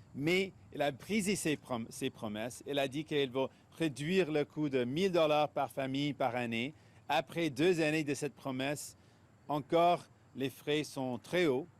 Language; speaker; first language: French; non-native, local second language; English